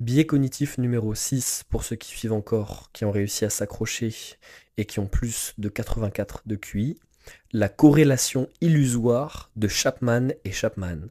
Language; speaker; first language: French; native; French